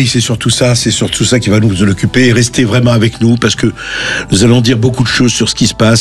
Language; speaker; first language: French; native; French